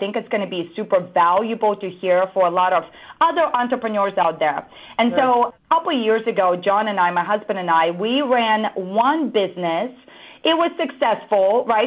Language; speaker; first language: English; non-native, fluent; Russian